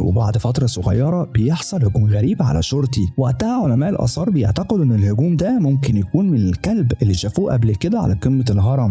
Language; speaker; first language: Arabic; native; Arabic